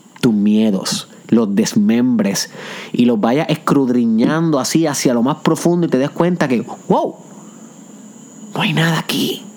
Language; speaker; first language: Spanish; native; Spanish